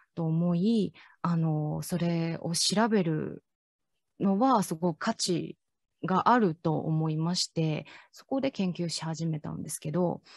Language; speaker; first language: Japanese; non-native, fluent; Chinese